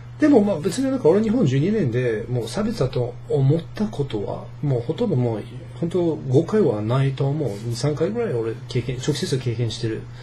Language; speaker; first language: Japanese; non-native, fluent; English